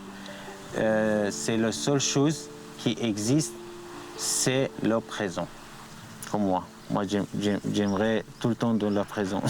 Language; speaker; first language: French; non-native, learner; Arabic